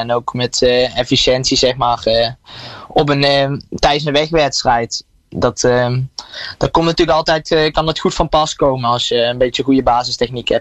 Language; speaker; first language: Dutch; native; Dutch